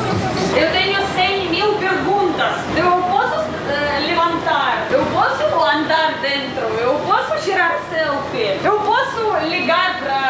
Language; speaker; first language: Portuguese; non-native, learner; Russian